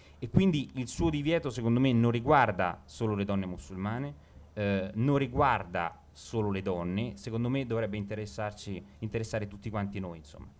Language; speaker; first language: Italian; native; Italian